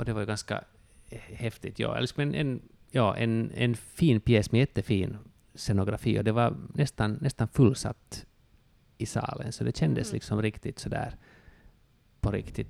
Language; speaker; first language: Swedish; non-native, local second language; Finnish